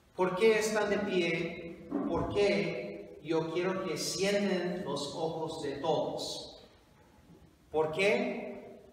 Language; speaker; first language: Spanish; non-native, fluent; English